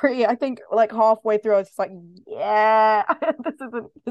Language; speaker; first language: English; native; English